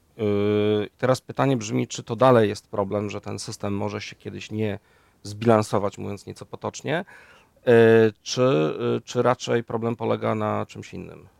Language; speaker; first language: Polish; native; Polish